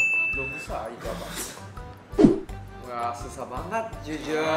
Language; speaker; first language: Indonesian; non-native, learner; Japanese